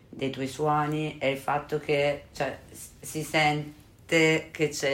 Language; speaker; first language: Italian; native; Italian